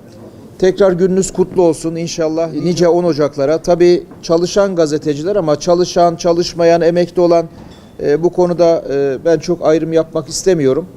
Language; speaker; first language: Turkish; native; Turkish